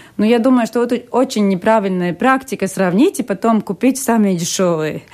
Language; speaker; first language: Russian; non-native, local second language; Latvian